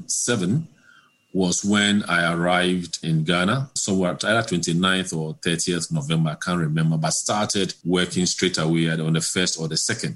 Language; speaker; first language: English; non-native, local second language; Akan